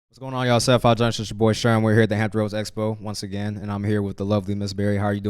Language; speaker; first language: English; native; English